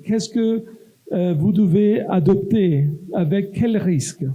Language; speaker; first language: French; non-native, local second language; Italian